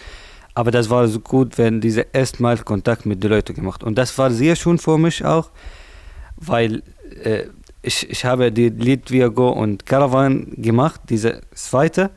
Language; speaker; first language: German; non-native, learner; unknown